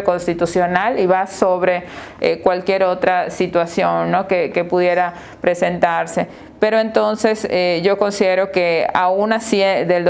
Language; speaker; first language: Spanish; native; Spanish